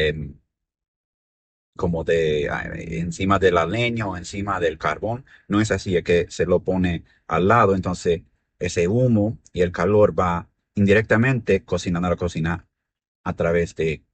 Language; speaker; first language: Spanish; early bilingual, heritage; Spanish